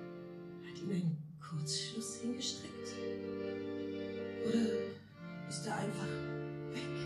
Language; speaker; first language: German; native; German